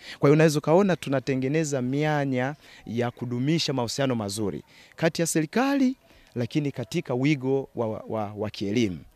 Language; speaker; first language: Swahili; native; Swahili